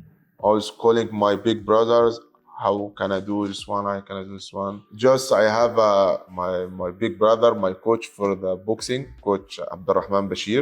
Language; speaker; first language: English; non-native, learner; Arabic